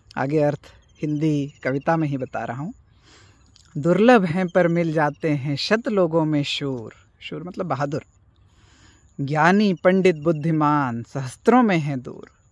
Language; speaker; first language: Hindi; native; Hindi